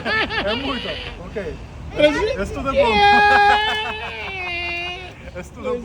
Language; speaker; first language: Portuguese; non-native, learner; Russian